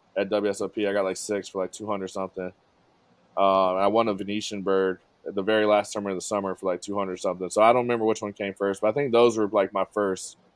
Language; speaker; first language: English; native; English